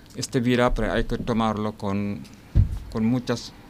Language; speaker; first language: Spanish; non-native, learner; Wolof